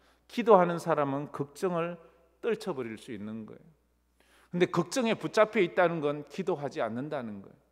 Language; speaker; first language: Korean; native; Korean